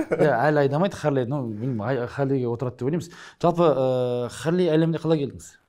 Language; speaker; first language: Kazakh; native; Kazakh